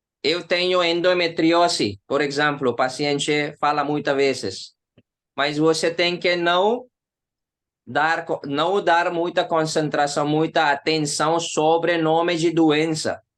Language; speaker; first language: Portuguese; non-native, learner; Hindi